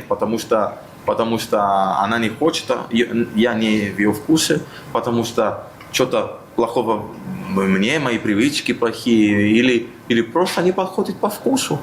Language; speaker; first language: Russian; non-native, fluent; Italian